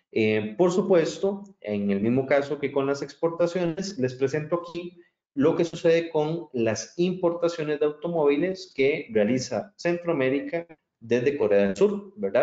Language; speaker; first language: Spanish; native; Spanish